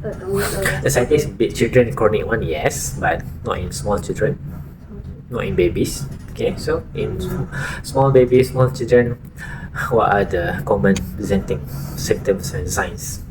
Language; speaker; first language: English; non-native, local second language; Malay